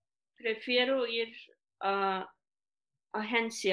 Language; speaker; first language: Spanish; non-native, learner; Turkish